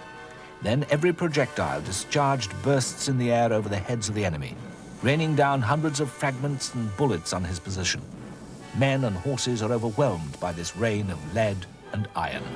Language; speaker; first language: English; native; English